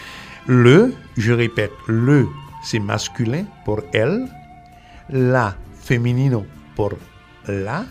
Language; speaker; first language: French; non-native, fluent; Spanish